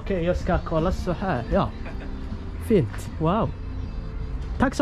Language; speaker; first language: Swedish; non-native, learner; Somali